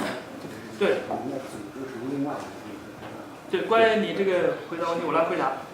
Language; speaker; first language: Chinese; native; Chinese